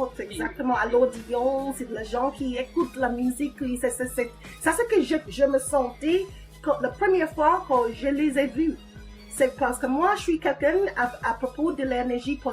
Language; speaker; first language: French; non-native, fluent; English